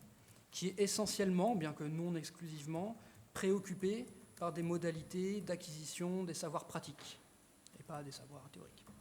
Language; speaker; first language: French; native; French